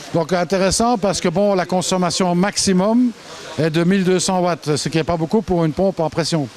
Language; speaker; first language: French; native; French